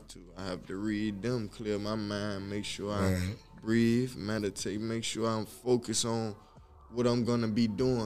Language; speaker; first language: English; native; English